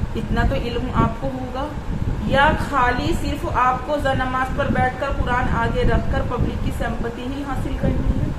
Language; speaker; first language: Urdu; native; Urdu